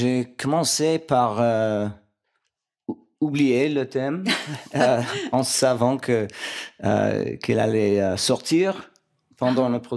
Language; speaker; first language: French; non-native, local second language; English